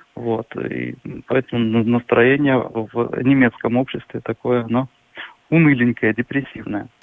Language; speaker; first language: Russian; native; Russian